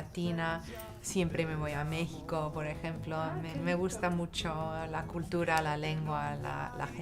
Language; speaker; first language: Spanish; non-native, fluent; English